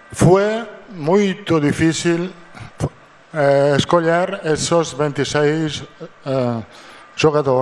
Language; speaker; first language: Portuguese; non-native, fluent; Italian